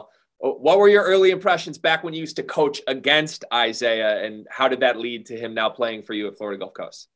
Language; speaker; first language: English; native; English